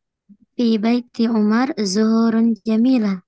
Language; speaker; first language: Arabic; non-native, learner; Indonesian